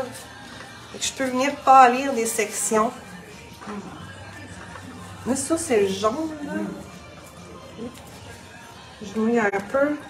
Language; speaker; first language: French; native; French